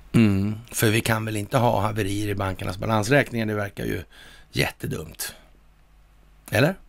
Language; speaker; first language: Swedish; native; Swedish